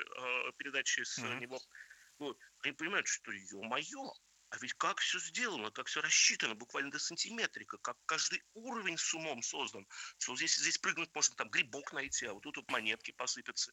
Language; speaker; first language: Russian; native; Russian